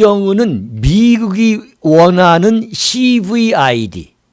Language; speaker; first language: Korean; native; Korean